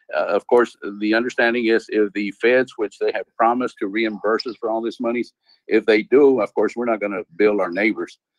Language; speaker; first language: English; early bilingual, other home language; Spanish